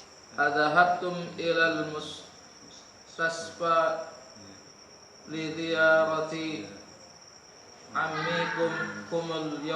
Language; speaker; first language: Arabic; non-native, learner; Indonesian